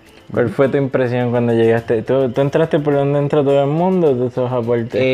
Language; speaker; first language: Spanish; native; Spanish